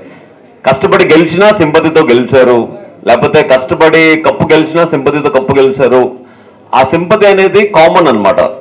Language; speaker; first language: Telugu; native; Telugu